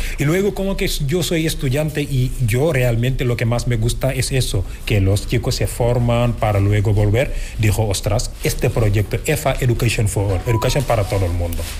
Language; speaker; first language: Spanish; non-native, fluent; Wolof